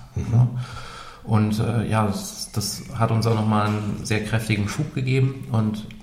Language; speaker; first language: German; native; German